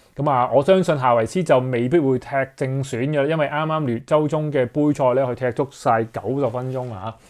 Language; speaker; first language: Chinese; native; Chinese